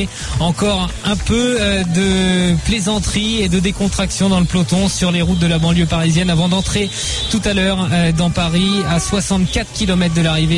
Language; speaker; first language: French; native; French